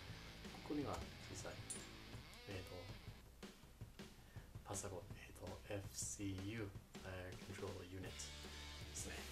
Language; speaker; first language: Japanese; non-native, learner; English